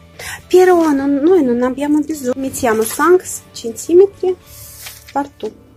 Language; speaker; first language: Italian; non-native, learner; Russian